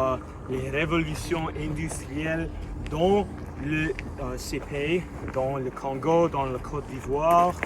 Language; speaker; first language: French; non-native, learner; English